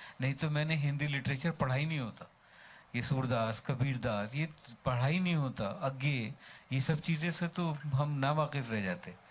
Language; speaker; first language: Hindi; native; Hindi